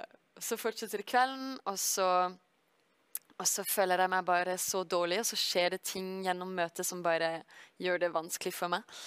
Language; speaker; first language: Norwegian; early bilingual, heritage; French